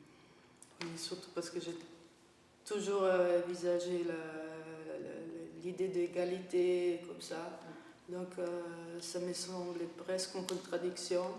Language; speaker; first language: French; non-native, fluent; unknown